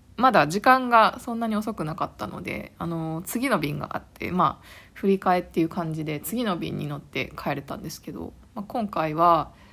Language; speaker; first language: Japanese; native; Japanese